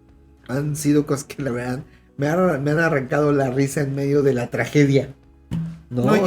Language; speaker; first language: Spanish; native; Spanish